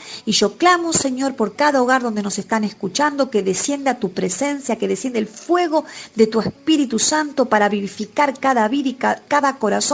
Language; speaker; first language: Spanish; native; Spanish